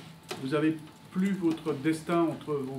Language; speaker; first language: French; native; French